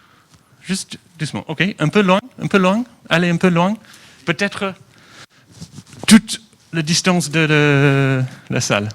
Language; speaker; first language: French; non-native, fluent; English